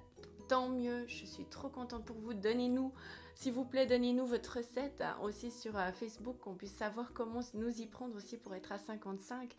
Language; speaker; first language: French; native; French